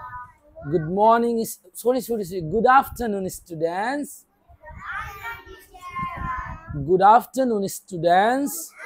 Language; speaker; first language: English; non-native, learner; Bangla